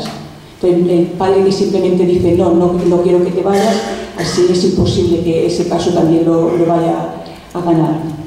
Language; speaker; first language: Spanish; native; Spanish